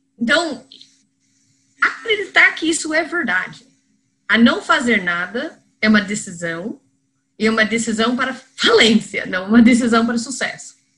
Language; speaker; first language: Portuguese; non-native, fluent; English